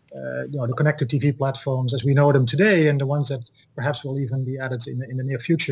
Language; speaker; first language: English; non-native, fluent; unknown